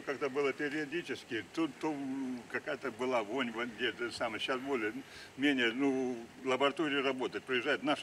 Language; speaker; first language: Russian; native; Russian